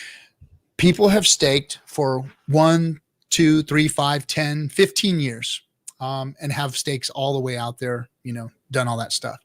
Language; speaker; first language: English; native; English